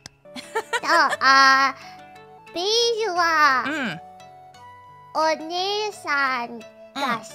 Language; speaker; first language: Japanese; non-native, learner; English